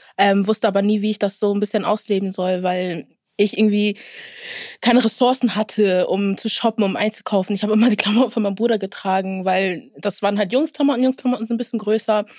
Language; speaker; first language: German; early bilingual, other home language; Akan